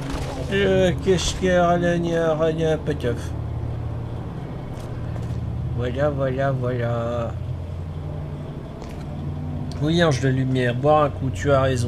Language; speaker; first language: French; native; French